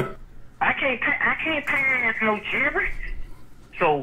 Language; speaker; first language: English; native; English